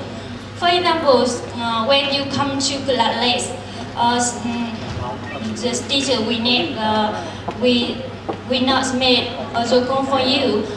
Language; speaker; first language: English; non-native, learner; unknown